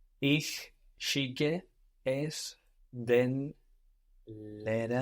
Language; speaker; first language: German; non-native, learner; English